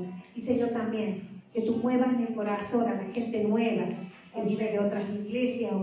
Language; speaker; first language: Spanish; native; Spanish